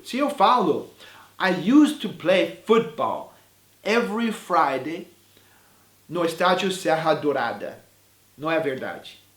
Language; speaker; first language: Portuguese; non-native, fluent; English